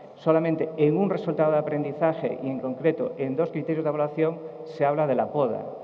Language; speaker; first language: Spanish; native; Spanish